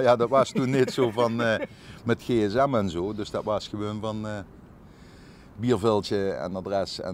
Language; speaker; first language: Dutch; native; Dutch